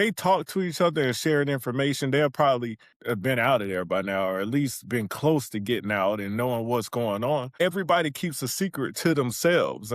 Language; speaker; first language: English; native; English